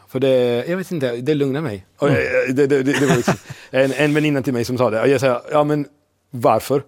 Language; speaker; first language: Swedish; non-native, fluent; Italian